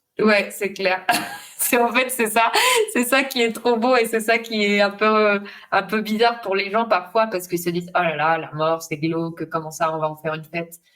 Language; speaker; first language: French; non-native, fluent; Spanish